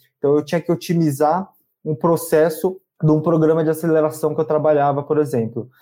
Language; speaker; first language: Portuguese; native; Portuguese